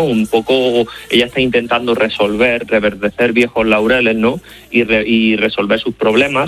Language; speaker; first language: Spanish; native; Spanish